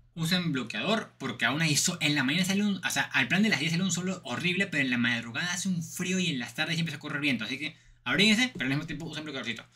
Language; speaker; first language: Spanish; native; Spanish